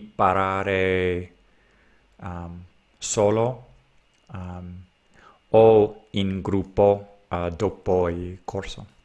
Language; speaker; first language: Italian; non-native, learner; English